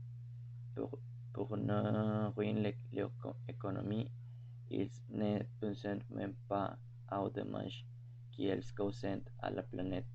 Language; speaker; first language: French; non-native, learner; Spanish